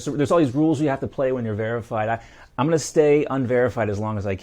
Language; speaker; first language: English; native; English